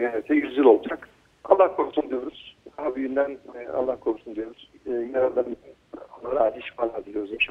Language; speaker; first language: Turkish; native; Turkish